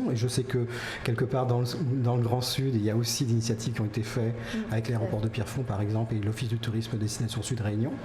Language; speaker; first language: French; native; French